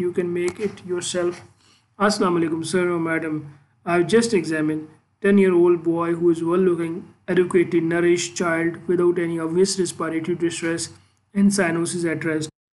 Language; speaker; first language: English; non-native, local second language; Urdu